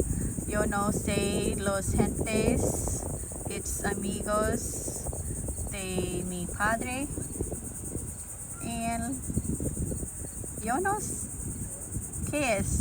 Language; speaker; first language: Spanish; non-native, learner; Lao